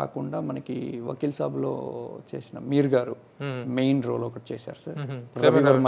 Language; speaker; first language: Telugu; native; Telugu